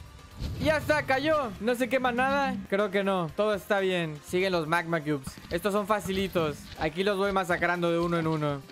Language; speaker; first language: Spanish; native; Spanish